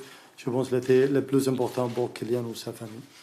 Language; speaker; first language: French; non-native, learner; Arabic